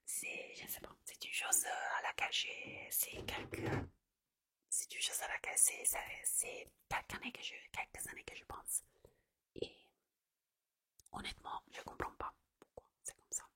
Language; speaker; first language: French; non-native, fluent; Italian